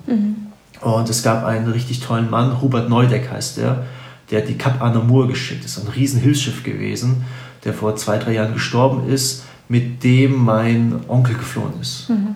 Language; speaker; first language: German; native; German